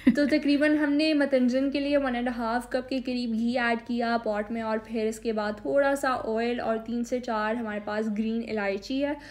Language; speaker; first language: Urdu; native; Urdu